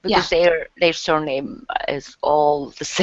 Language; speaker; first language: English; non-native, learner; Turkish